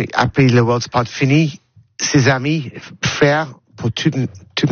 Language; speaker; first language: French; non-native, learner; English